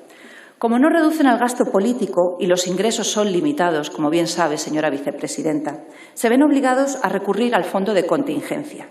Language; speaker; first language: Spanish; native; Spanish